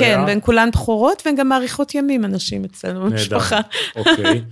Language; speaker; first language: Hebrew; early bilingual, other home language; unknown